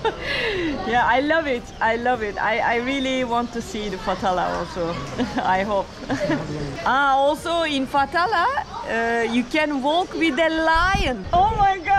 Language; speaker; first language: English; non-native, learner; Turkish